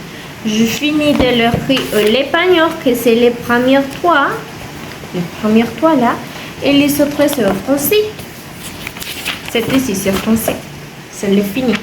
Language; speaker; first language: French; non-native, learner; Spanish